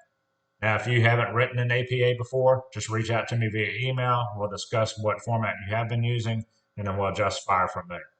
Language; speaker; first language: English; native; English